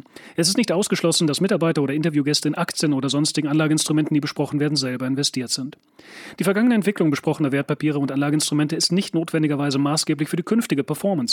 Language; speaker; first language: German; native; German